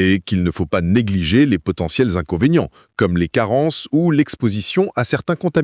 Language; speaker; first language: French; native; French